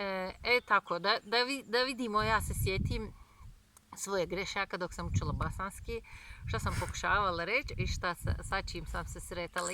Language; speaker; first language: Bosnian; non-native, fluent; Turkish